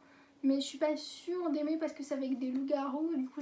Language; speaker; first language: French; native; French